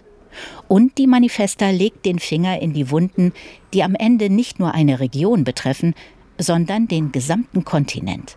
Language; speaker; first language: German; native; German